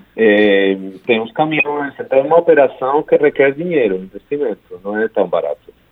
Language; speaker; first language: Portuguese; non-native, fluent; Spanish